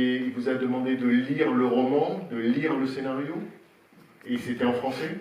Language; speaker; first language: French; native; French